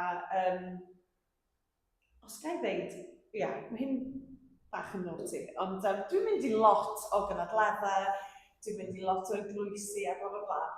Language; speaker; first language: Welsh; native; Welsh